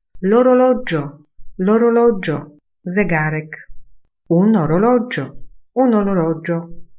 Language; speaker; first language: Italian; non-native, fluent; Polish